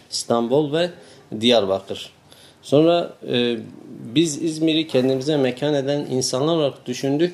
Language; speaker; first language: Turkish; non-native, local second language; Kurdish